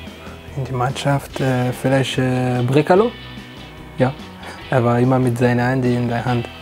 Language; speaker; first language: German; non-native, learner; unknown